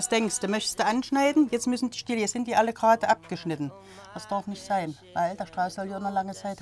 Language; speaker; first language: German; native; German